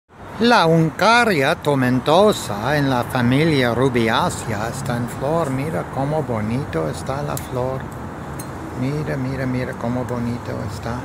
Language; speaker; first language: Spanish; non-native, learner; English